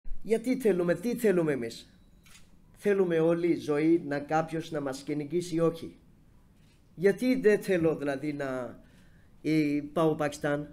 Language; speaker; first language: Greek; non-native, fluent; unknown